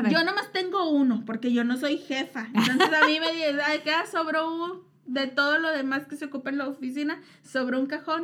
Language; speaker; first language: Spanish; native; Spanish